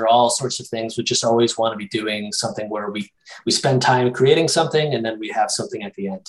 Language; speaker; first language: English; native; English